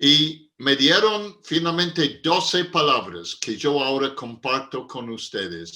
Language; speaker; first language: Spanish; non-native, fluent; English